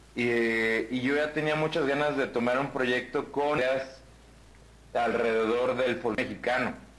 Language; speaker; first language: Spanish; native; Spanish